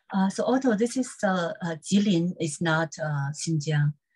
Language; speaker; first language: English; non-native, fluent; Chinese